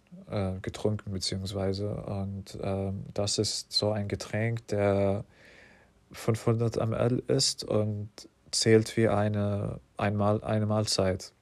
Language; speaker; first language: German; non-native, fluent; English